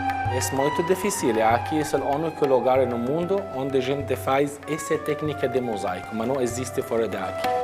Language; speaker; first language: Portuguese; non-native, learner; Arabic